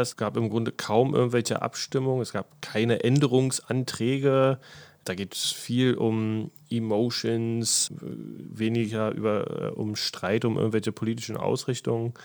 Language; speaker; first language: German; native; German